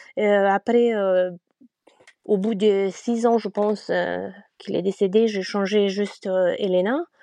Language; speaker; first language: French; non-native, fluent; Romanian